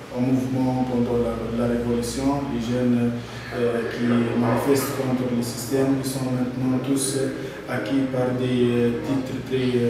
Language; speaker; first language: French; non-native, local second language; Arabic